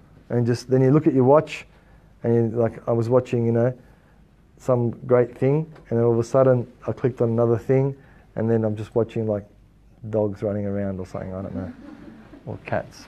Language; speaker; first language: English; native; English